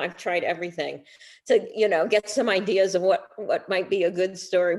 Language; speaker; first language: English; native; English